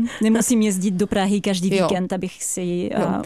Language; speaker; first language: Czech; non-native, fluent; French